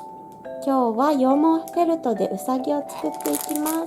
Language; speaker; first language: Japanese; native; Japanese